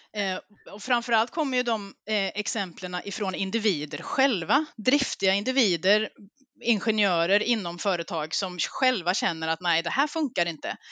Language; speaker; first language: Swedish; native; Swedish